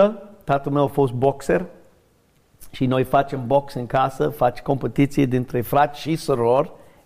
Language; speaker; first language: Romanian; non-native, learner; English